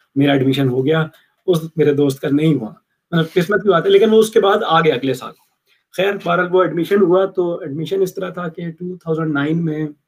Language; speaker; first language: Urdu; native; Urdu